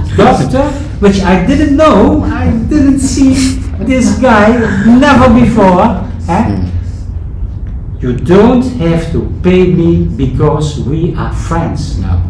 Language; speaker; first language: English; non-native, fluent; Dutch